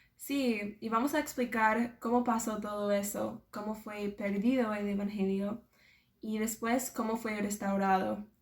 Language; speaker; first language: Spanish; non-native, fluent; English